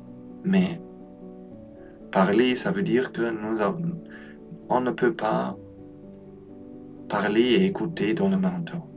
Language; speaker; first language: French; non-native, learner; Polish